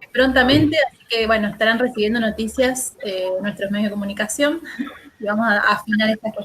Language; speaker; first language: Spanish; native; Spanish